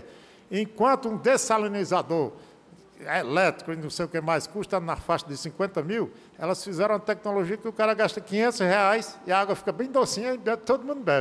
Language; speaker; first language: Portuguese; native; Portuguese